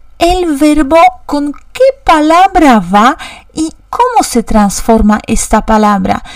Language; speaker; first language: Spanish; non-native, fluent; Polish